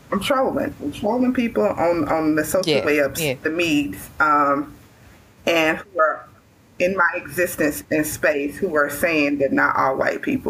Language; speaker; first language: English; native; English